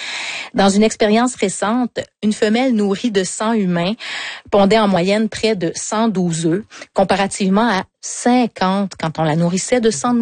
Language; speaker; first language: French; native; French